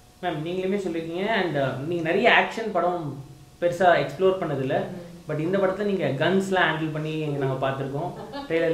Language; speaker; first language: Tamil; native; Tamil